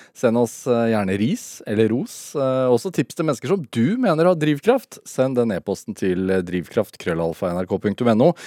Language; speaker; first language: Norwegian; native; Norwegian